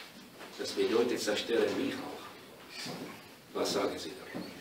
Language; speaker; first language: German; non-native, learner; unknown